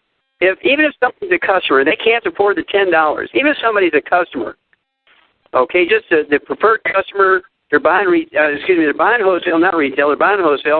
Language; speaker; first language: English; native; English